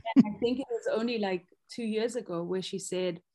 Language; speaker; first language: English; non-native, local second language; Zulu